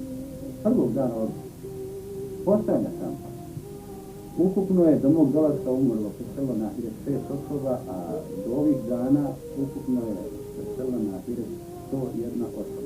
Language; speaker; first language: Bosnian; native; Bosnian